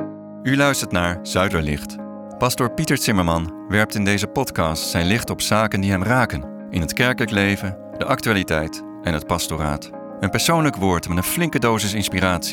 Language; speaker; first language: Dutch; native; Dutch